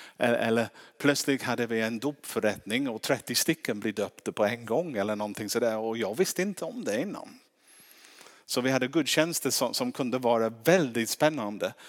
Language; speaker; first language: Swedish; non-native, fluent; English